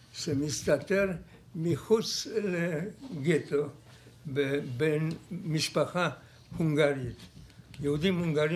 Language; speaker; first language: Hebrew; non-native, fluent; Polish